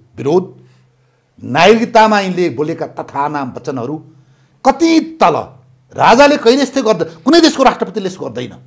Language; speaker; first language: Nepali; native; Nepali